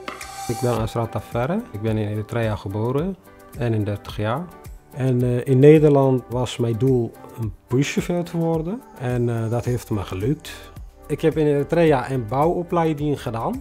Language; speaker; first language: Dutch; non-native, fluent; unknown